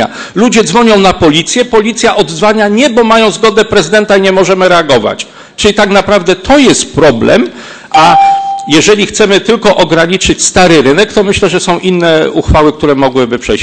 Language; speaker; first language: Polish; native; Polish